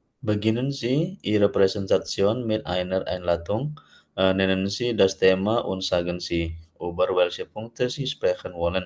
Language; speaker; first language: German; non-native, learner; Indonesian